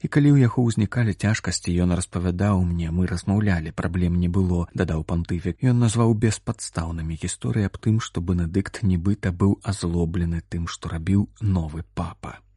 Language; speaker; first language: Belarusian; native; Belarusian